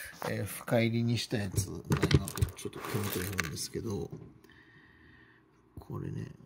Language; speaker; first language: Japanese; native; Japanese